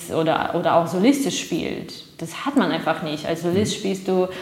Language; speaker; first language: German; non-native, fluent; Russian